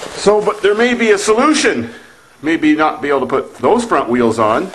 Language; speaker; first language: English; native; English